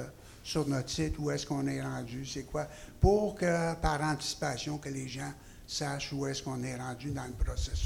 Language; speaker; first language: French; native; French